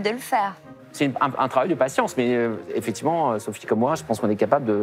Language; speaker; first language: French; native; French